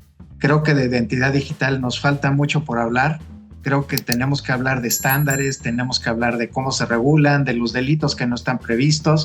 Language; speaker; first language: Spanish; native; Spanish